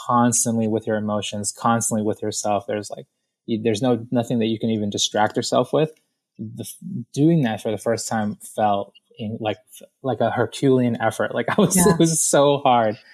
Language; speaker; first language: English; native; English